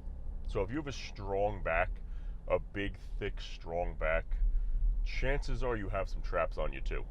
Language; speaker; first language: English; native; English